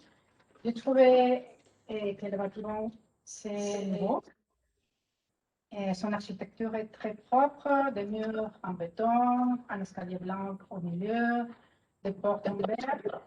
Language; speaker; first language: French; non-native, fluent; Spanish